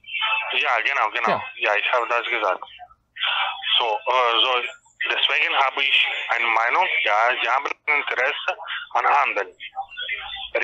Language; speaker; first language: German; non-native, learner; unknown